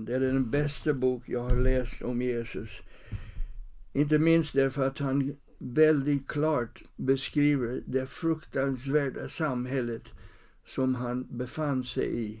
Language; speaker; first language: Swedish; non-native, fluent; English